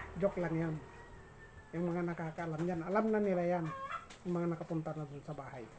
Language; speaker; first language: Filipino; non-native, local second language; Iloko